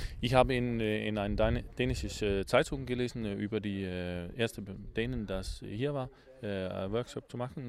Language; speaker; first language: German; non-native, learner; Danish